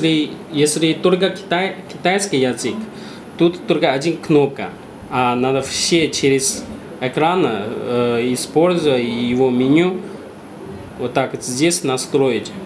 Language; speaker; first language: Russian; non-native, learner; Chinese